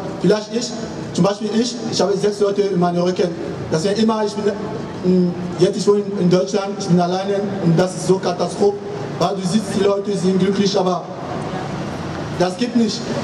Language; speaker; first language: German; non-native, learner; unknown